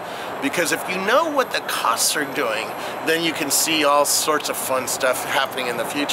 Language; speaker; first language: English; native; English